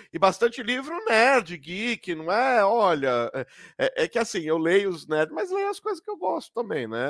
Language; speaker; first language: Portuguese; native; Portuguese